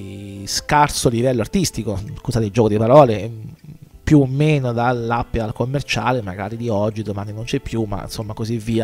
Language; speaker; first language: Italian; native; Italian